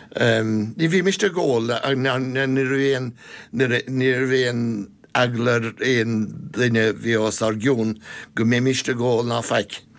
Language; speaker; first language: Irish; non-native, local second language; English